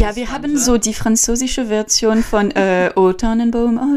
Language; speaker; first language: German; non-native, learner; French